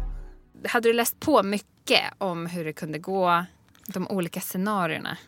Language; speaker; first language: Swedish; native; Swedish